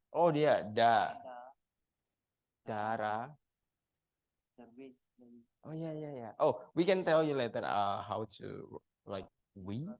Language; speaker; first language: English; non-native, learner; Indonesian